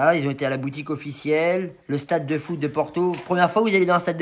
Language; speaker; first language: French; native; French